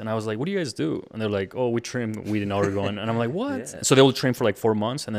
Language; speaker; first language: English; early bilingual, other home language; Spanish